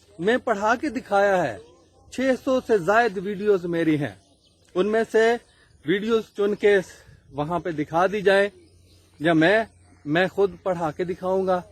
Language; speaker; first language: Urdu; non-native, local second language; Punjabi